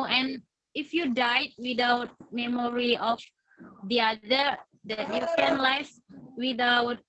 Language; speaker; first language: English; non-native, learner; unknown